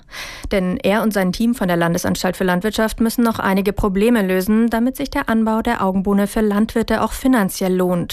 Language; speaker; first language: German; native; German